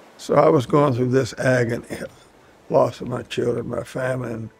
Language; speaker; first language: English; native; English